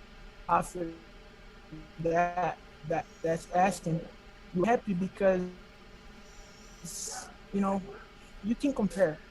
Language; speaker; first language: English; non-native, learner; Portuguese